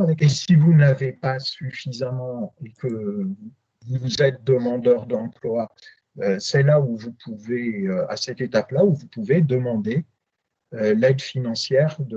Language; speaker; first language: French; native; French